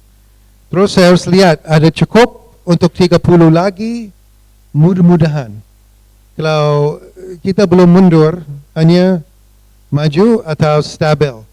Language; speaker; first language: Indonesian; non-native, fluent; English